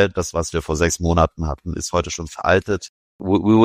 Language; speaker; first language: German; native; German